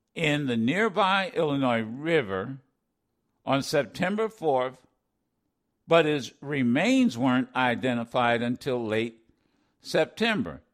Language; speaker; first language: English; native; English